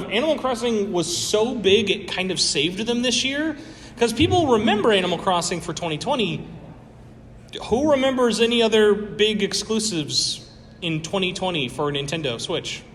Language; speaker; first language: English; native; English